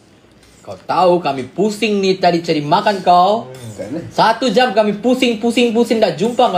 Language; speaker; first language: Malay; native; Malay